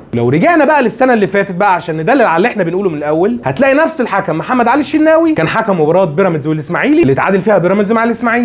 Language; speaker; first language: Arabic; native; Arabic